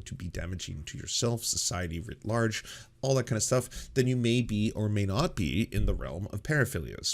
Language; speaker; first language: English; native; English